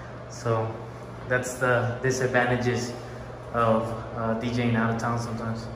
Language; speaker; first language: English; early bilingual, other home language; Spanish